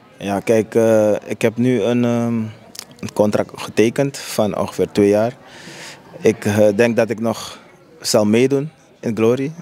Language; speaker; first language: Dutch; native; Dutch